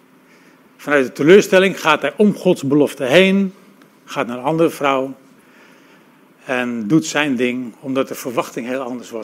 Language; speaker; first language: Dutch; native; Dutch